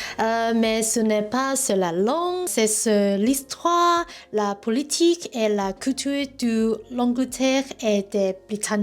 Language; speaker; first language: French; non-native, learner; Cantonese